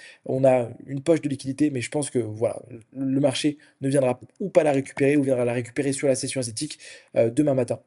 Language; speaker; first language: French; native; French